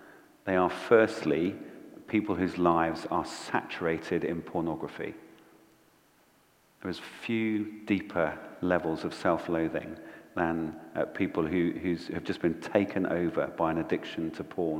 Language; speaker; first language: English; native; English